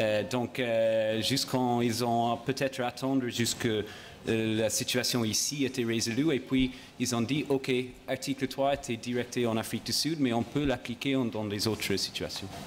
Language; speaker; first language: French; non-native, fluent; English